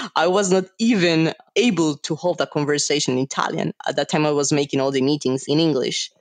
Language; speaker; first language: English; non-native, fluent; Spanish